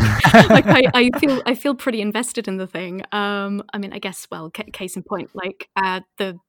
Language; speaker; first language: English; native; English